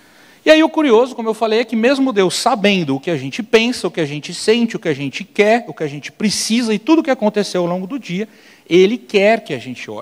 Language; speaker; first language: Portuguese; native; Portuguese